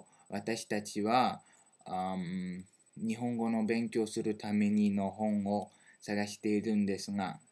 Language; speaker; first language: Japanese; non-native, learner; French